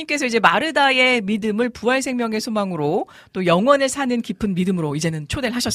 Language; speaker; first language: Korean; native; Korean